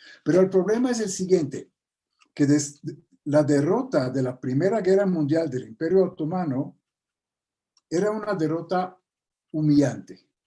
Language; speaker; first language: Spanish; non-native, fluent; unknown